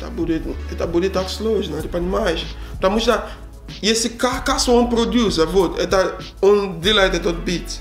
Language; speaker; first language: Russian; non-native, learner; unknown